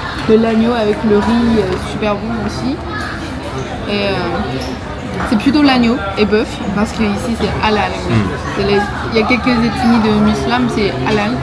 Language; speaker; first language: French; non-native, learner; Chinese